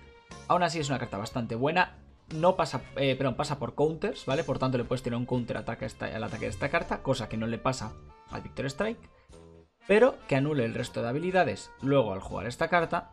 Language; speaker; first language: Spanish; native; Spanish